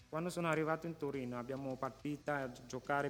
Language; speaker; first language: Italian; non-native, local second language; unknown